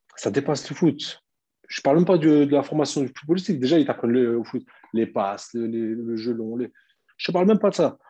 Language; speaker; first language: French; early bilingual, other home language; Turkish